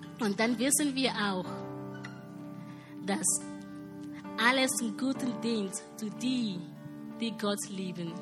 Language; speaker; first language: German; non-native, learner; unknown